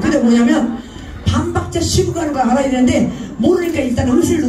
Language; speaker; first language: Korean; native; Korean